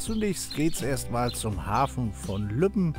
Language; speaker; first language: German; native; German